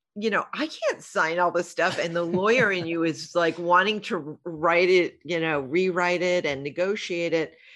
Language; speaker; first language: English; native; English